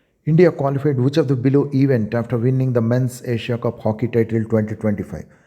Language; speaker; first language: English; non-native, local second language; Telugu